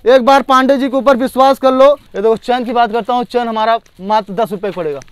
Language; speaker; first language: Hindi; native; Hindi